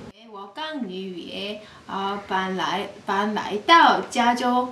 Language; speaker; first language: Chinese; non-native, learner; English